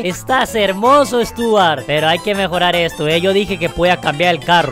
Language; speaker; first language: Spanish; native; Spanish